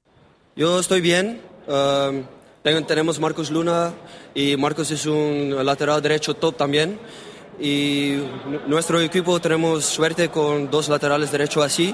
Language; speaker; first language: Spanish; non-native, learner; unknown